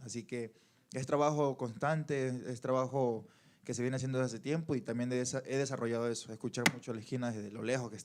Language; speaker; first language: Spanish; native; Spanish